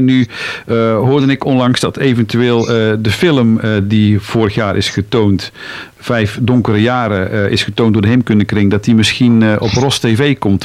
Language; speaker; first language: Dutch; native; Dutch